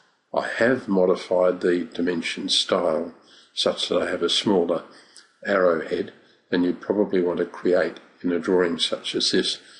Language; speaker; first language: English; native; English